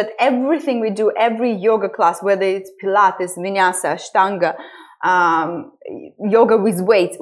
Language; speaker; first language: English; non-native, fluent; Estonian